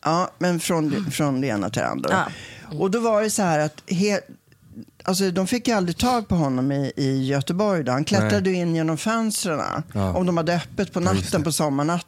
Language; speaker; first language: Swedish; native; Swedish